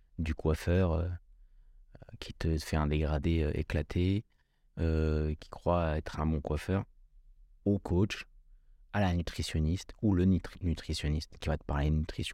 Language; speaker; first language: French; early bilingual, other home language; Kabyle